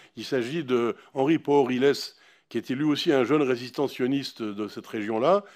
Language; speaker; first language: French; native; French